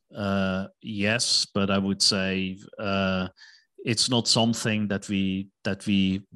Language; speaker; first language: English; non-native, fluent; German